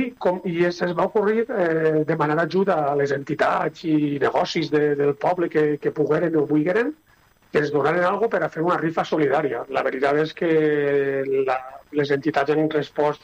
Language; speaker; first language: Catalan; native; Catalan